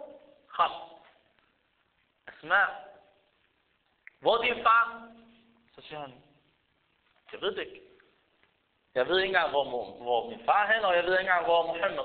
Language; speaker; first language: Danish; early bilingual, other home language; Arabic